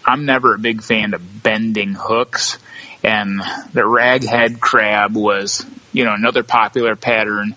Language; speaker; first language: English; native; English